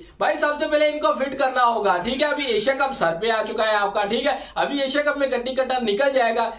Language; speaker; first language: Urdu; non-native, local second language; Punjabi